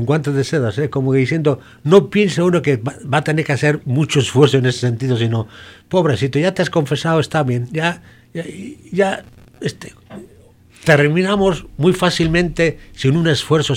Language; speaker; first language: Spanish; native; Spanish